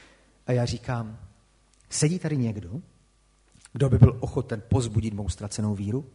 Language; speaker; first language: Czech; native; Czech